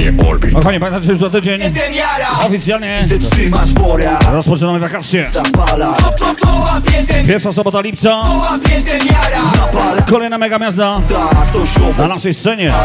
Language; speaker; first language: Polish; native; Polish